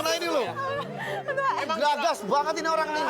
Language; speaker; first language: Indonesian; native; Indonesian